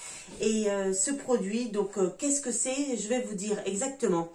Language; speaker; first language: French; native; French